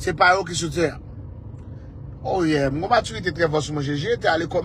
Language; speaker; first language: French; non-native, local second language; Haitian Creole